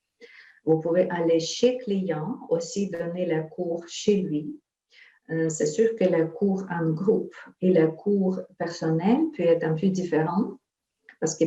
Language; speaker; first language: French; non-native, fluent; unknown